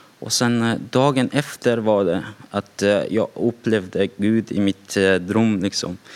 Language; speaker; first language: Swedish; non-native, fluent; Persian